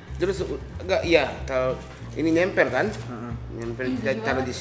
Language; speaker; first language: Indonesian; non-native, fluent; Japanese